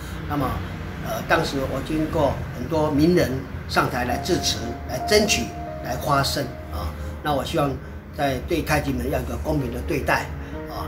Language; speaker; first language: Chinese; native; Chinese